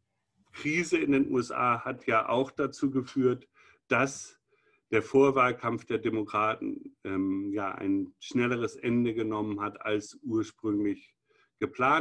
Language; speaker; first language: German; native; German